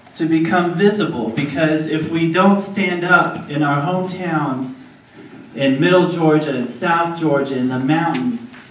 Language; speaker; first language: English; native; English